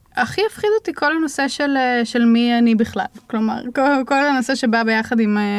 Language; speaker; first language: Hebrew; native; Hebrew